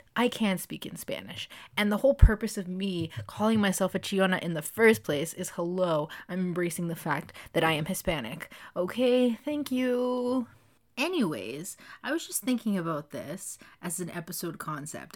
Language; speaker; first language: English; early bilingual, other home language; Spanish